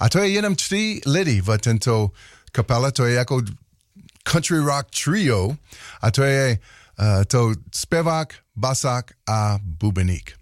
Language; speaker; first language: Czech; non-native, learner; English